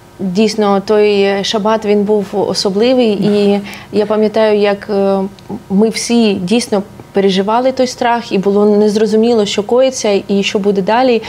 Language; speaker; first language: Ukrainian; non-native, local second language; Russian